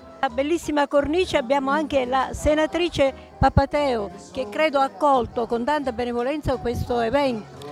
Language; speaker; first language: Italian; native; Italian